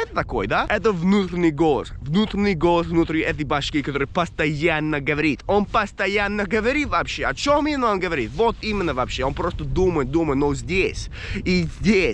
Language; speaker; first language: Russian; non-native, fluent; English